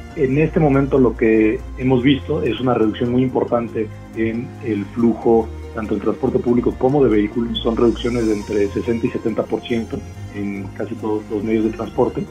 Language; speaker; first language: Spanish; native; Spanish